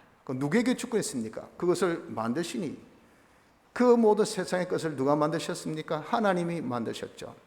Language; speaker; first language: Korean; native; Korean